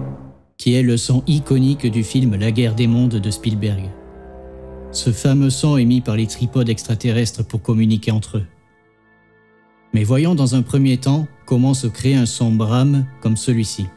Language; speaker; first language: French; native; French